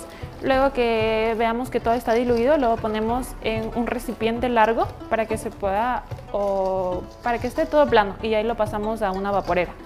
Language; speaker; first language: Spanish; native; Spanish